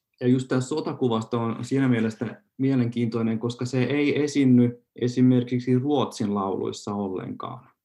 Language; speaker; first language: Finnish; non-native, local second language; Swedish